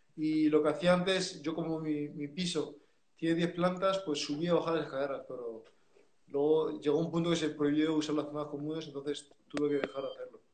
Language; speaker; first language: Spanish; early bilingual, other home language; French